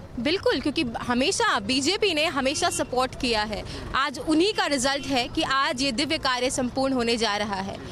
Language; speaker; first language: Hindi; native; Hindi